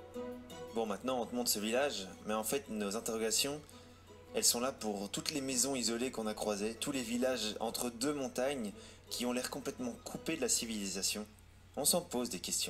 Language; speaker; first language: French; native; French